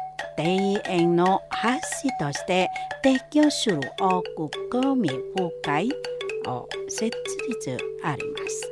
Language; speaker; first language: Japanese; non-native, learner; Indonesian